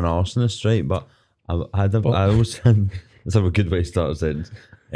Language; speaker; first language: English; native; English